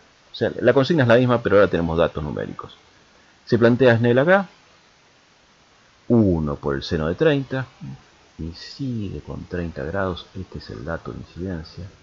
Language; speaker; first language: Spanish; native; Spanish